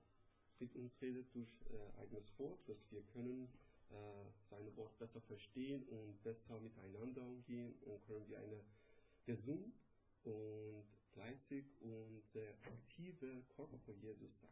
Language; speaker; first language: German; non-native, learner; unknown